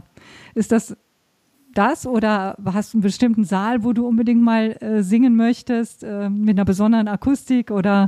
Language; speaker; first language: German; native; German